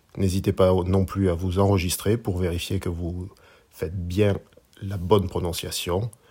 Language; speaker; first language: French; native; French